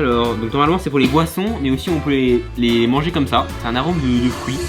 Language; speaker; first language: French; native; French